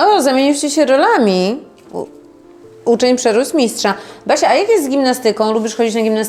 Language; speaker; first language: Polish; native; Polish